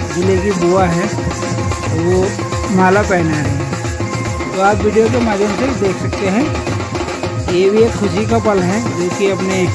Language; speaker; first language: Hindi; non-native, local second language; Garhwali